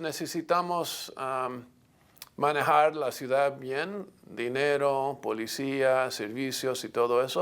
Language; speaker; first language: Spanish; non-native, learner; English